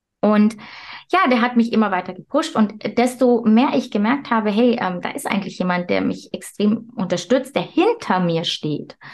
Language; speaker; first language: German; early bilingual, other home language; Turkish